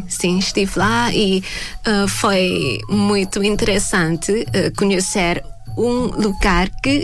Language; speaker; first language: Portuguese; non-native, fluent; Thai